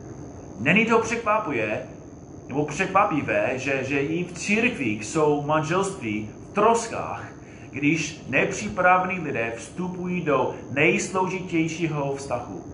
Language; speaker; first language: Czech; non-native, fluent; English